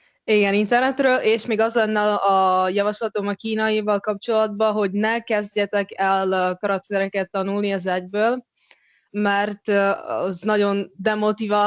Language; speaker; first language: Hungarian; non-native, local second language; Russian